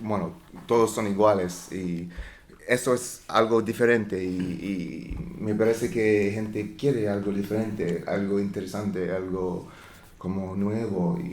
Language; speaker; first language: Spanish; non-native, learner; English